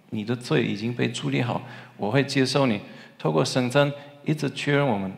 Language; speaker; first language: Chinese; non-native, fluent; German